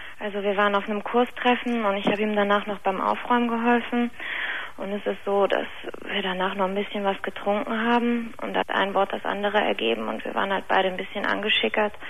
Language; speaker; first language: German; native; German